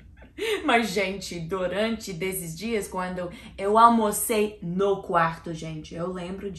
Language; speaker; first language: Portuguese; non-native, learner; English